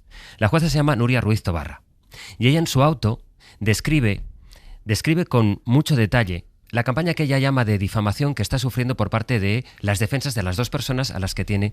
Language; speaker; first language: Spanish; native; Spanish